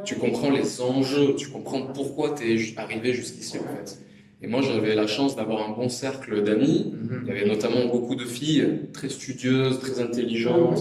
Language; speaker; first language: French; native; French